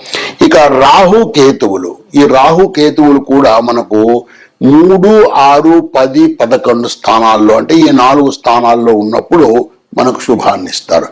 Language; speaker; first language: Telugu; native; Telugu